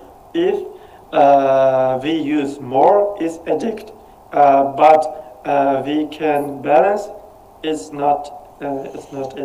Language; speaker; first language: English; non-native, learner; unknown